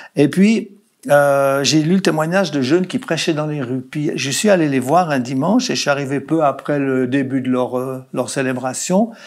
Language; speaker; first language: French; native; French